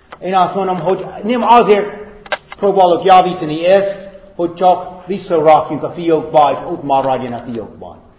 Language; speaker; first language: Hungarian; non-native, fluent; English